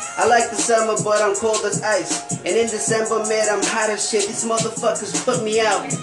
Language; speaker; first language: English; non-native, fluent; Spanish